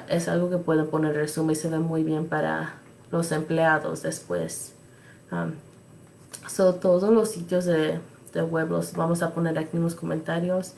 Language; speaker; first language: Spanish; early bilingual, other home language; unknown